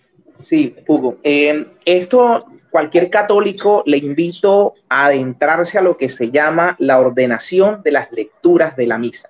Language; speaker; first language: Spanish; native; Spanish